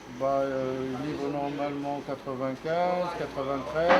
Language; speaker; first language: French; native; French